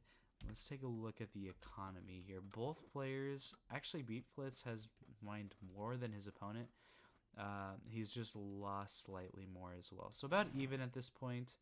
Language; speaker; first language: English; native; English